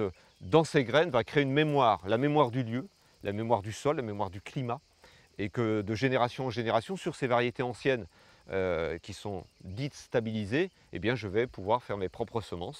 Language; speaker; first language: French; native; French